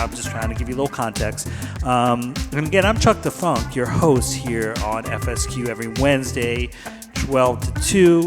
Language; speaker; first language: English; native; English